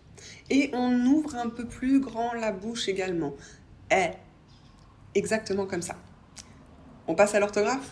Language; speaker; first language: French; native; French